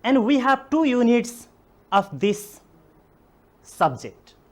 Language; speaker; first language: English; non-native, local second language; Nepali